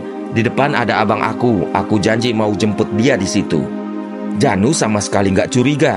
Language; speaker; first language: Indonesian; native; Indonesian